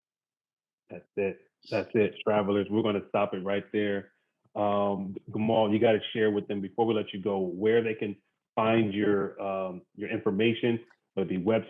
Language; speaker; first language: English; native; English